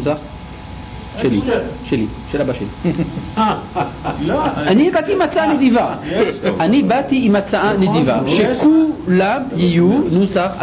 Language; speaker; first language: Hebrew; native; Hebrew